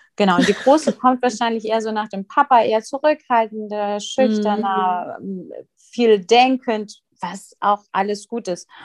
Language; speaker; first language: German; early bilingual, other home language; Russian